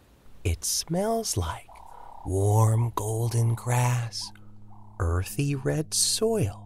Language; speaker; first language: English; native; English